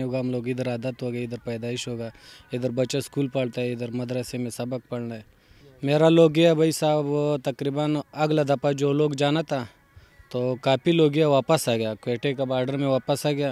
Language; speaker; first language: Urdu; non-native, learner; Pashto